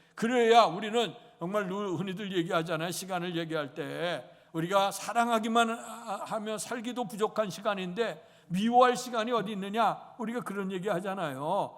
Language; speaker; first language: Korean; native; Korean